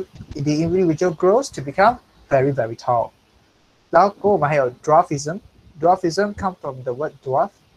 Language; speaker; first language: English; non-native, local second language; Chinese